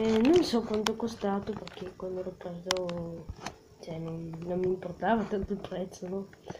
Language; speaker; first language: Italian; native; Italian